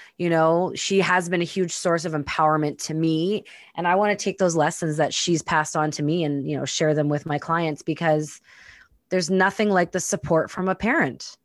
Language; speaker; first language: English; native; English